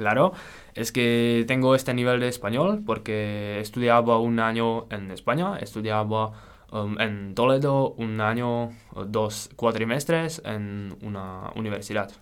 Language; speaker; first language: Spanish; non-native, fluent; Czech